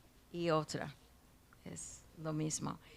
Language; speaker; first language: Spanish; non-native, learner; English